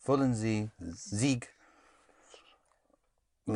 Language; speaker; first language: German; non-native, learner; English